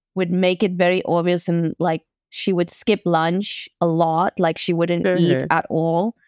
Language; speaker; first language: English; native; English